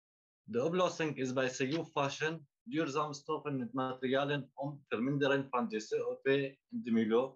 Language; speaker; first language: Dutch; non-native, learner; Arabic